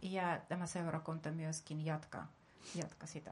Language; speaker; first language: Finnish; non-native, fluent; Russian